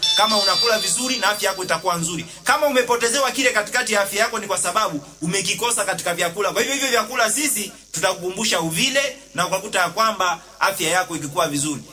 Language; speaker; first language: Swahili; native; Swahili